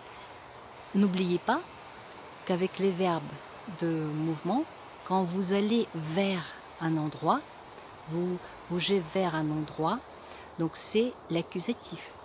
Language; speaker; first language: French; non-native, fluent; Russian